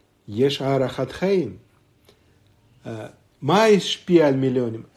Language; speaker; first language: Hebrew; non-native, fluent; Russian